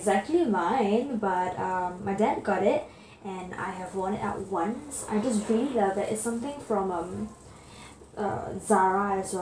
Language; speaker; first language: English; native; English